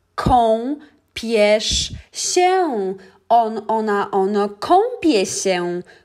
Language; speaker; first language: Spanish; non-native, fluent; Polish